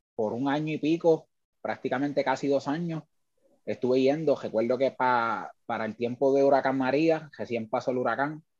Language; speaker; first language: Spanish; native; Spanish